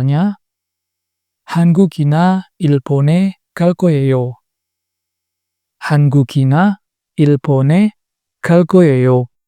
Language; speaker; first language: Korean; non-native, fluent; Indonesian